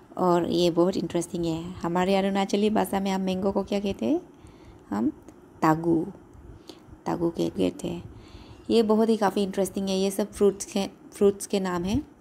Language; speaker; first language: Hindi; non-native, local second language; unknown